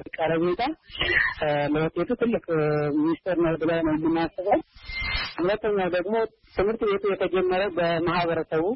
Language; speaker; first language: Amharic; native; Amharic